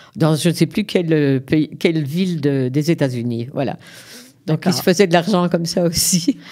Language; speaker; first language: French; native; French